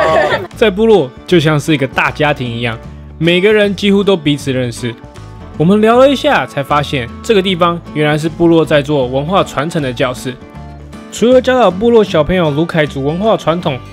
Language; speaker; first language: Chinese; native; Chinese